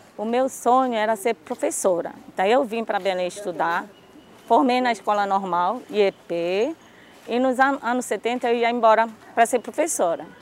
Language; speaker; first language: Portuguese; early bilingual, other home language; Japanese